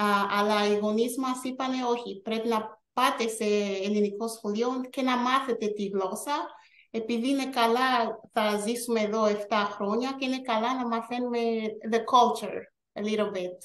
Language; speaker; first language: Greek; early bilingual, other home language; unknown